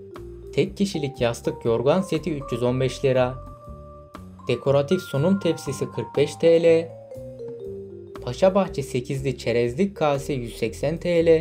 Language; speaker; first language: Turkish; native; Turkish